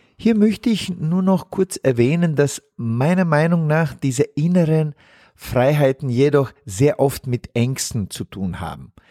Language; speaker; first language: German; non-native, fluent; Bosnian